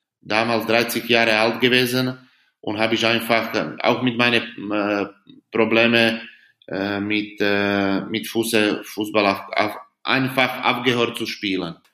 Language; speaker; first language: German; non-native, learner; Slovak